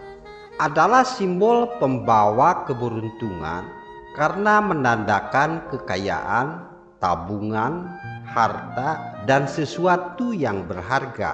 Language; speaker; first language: Indonesian; native; Indonesian